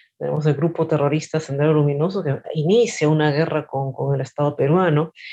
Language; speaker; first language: Spanish; native; Spanish